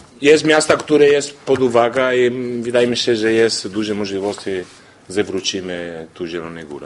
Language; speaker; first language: Polish; non-native, learner; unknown